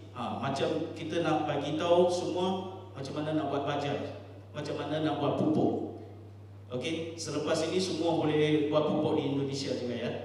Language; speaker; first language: Malay; non-native, local second language; Chinese